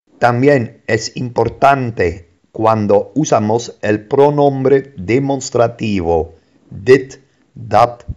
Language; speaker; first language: Spanish; non-native, fluent; Dutch